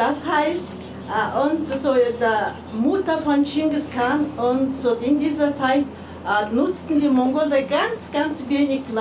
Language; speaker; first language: German; non-native, fluent; Mongolian